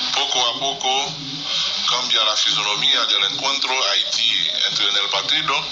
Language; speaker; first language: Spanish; non-native, fluent; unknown